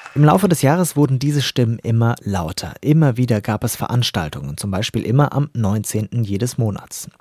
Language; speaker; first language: German; native; German